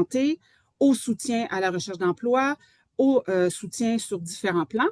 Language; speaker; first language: French; native; French